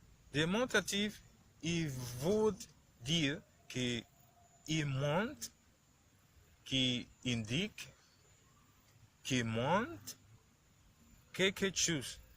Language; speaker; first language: French; non-native, learner; Spanish